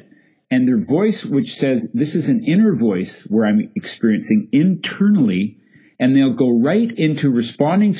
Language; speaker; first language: English; native; English